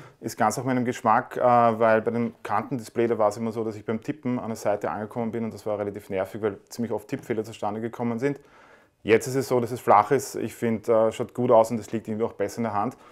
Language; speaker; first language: German; native; German